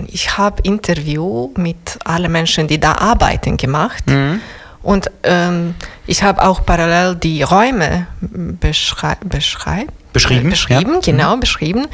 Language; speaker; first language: German; non-native, fluent; Serbian